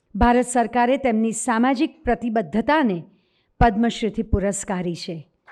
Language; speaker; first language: Gujarati; native; Gujarati